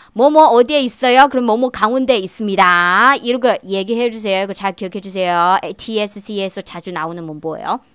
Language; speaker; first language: Korean; non-native, fluent; Chinese